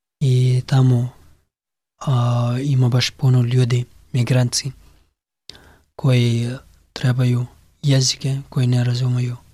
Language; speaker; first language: Serbian; non-native, learner; Pashto